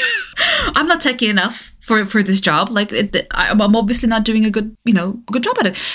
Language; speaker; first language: English; non-native, fluent; Bulgarian